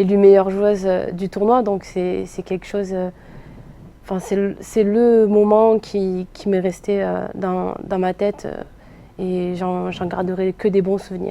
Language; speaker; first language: French; native; French